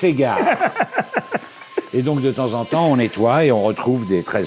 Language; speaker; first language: French; native; French